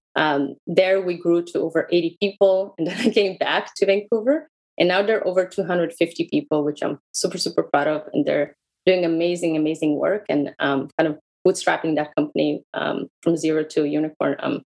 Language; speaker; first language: English; non-native, fluent; Hebrew